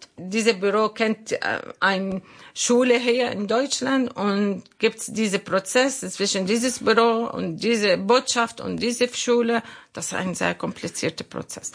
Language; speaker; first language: German; non-native, learner; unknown